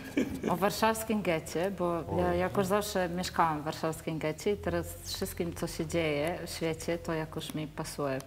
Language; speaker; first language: Polish; non-native, fluent; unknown